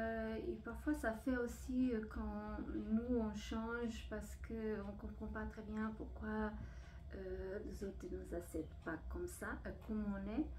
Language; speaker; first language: French; non-native, fluent; Portuguese